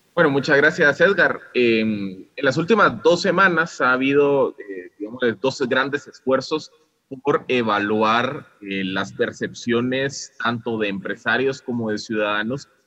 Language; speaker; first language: Spanish; non-native, fluent; Dutch